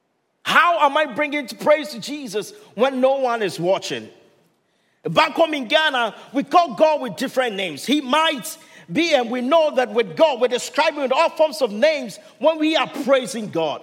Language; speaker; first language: English; non-native, local second language; Akan